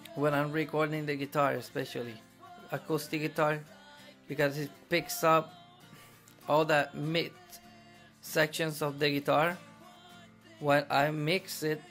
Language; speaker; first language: English; non-native, fluent; Spanish